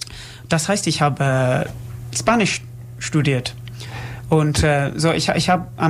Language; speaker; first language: German; non-native, learner; English